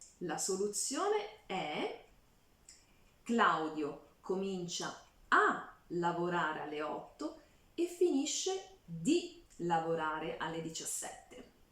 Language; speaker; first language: Italian; native; Italian